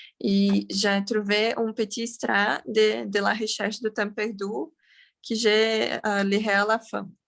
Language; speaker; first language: French; non-native, learner; Portuguese